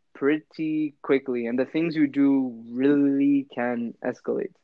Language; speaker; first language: English; native; English